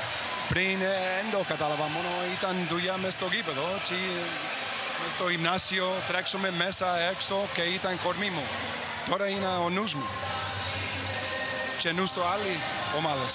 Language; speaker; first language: Greek; non-native, learner; English